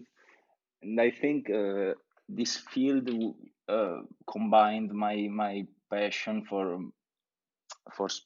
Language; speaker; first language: English; non-native, fluent; Italian